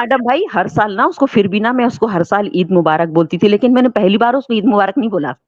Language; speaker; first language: Hindi; native; Hindi